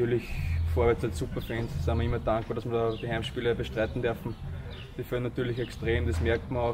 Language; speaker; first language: German; native; German